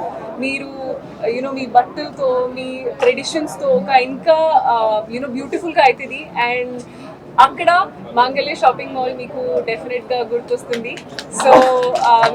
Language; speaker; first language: Telugu; non-native, local second language; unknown